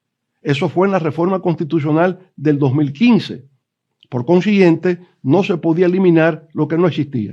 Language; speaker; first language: Spanish; native; Spanish